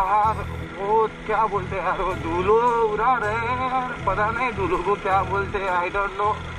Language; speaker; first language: Hindi; non-native, learner; Nepali